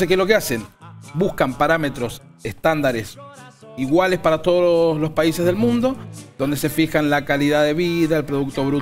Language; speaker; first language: Spanish; native; Spanish